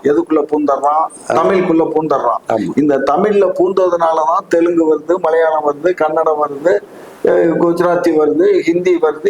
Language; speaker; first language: Tamil; non-native, local second language; Telugu